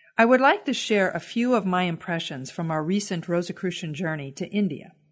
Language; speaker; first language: English; native; English